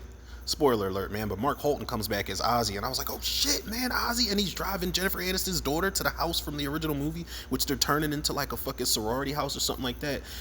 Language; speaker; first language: English; native; English